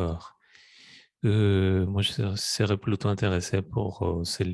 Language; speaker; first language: French; non-native, fluent; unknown